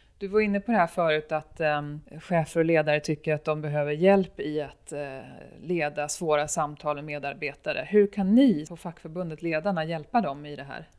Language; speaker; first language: Swedish; native; Swedish